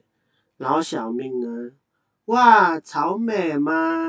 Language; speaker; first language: Chinese; non-native, fluent; Indonesian